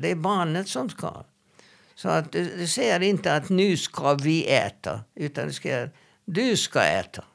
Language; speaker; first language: Swedish; non-native, fluent; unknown